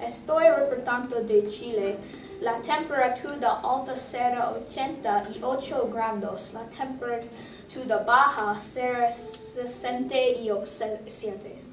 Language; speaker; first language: Spanish; non-native, learner; English